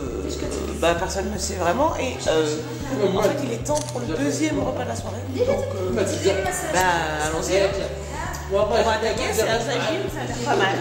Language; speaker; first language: French; native; French